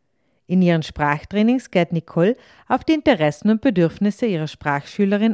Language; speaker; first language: German; native; German